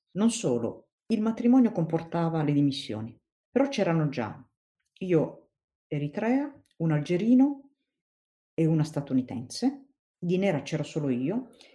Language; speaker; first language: Italian; non-native, fluent; Tigrinya